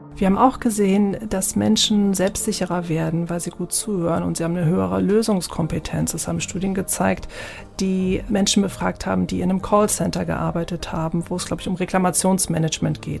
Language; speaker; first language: German; native; German